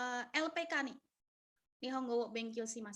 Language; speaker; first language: Japanese; non-native, learner; Indonesian